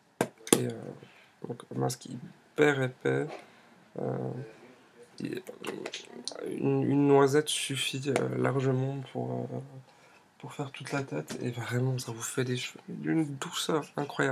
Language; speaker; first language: French; native; French